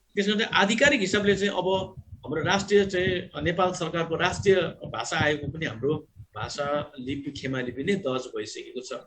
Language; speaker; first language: Nepali; non-native, local second language; Gurung